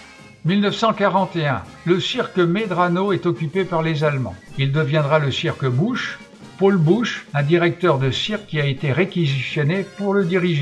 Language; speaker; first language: French; native; French